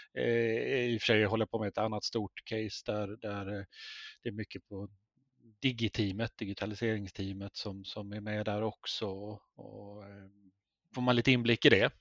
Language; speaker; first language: Swedish; native; Swedish